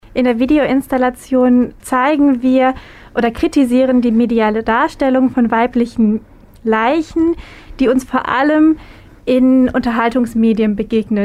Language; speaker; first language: German; native; German